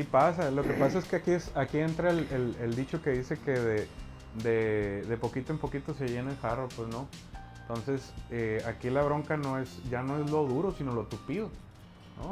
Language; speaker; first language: Spanish; native; Spanish